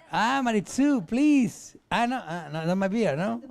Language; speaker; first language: English; non-native, learner; Spanish